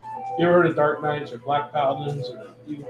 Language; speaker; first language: English; native; English